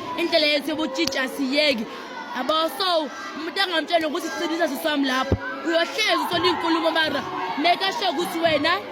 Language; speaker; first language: Zulu; native; Zulu